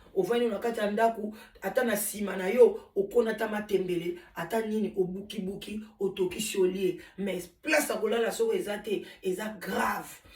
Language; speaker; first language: Lingala; native; Lingala